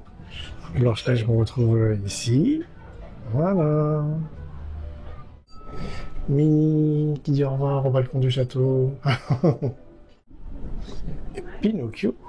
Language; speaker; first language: French; native; French